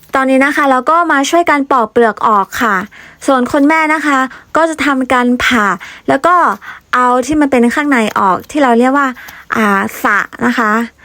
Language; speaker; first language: Thai; non-native, local second language; Karen languages